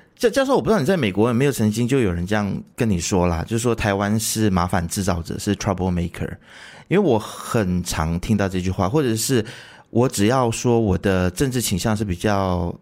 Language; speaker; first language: Chinese; native; Chinese